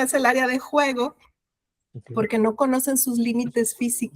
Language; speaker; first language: Spanish; native; Spanish